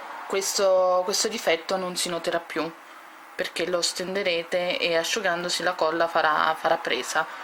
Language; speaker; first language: Italian; native; Italian